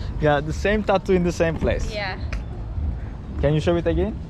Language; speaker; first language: English; non-native, fluent; Slovak